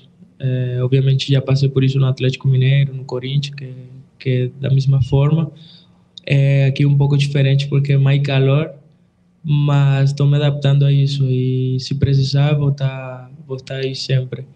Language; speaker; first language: Portuguese; non-native, fluent; Spanish